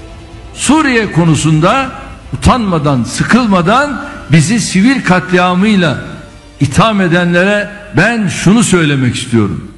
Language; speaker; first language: Turkish; native; Turkish